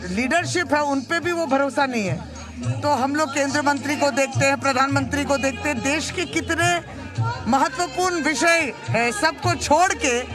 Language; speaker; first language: Hindi; non-native, local second language; Bangla